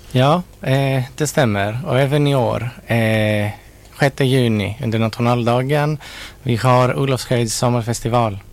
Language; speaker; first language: Swedish; non-native, fluent; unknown